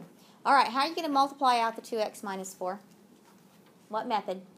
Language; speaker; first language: English; native; English